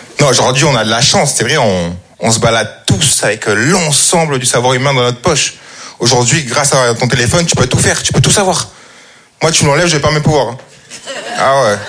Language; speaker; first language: French; native; French